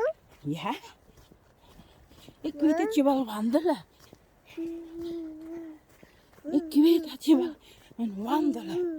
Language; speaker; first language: Dutch; non-native, learner; Filipino